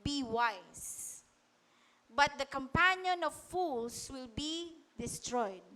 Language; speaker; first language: English; non-native, local second language; Filipino